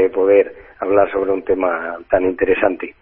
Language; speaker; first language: Spanish; native; Spanish